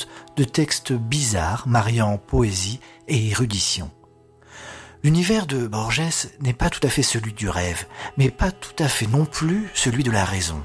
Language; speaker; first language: French; native; French